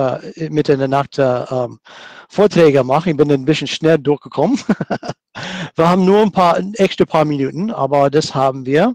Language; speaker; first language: German; non-native, fluent; English